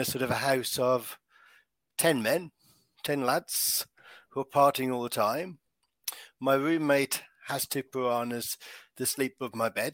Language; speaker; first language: English; native; English